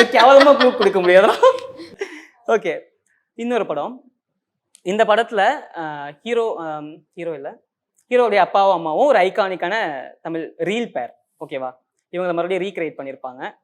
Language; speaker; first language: Tamil; native; Tamil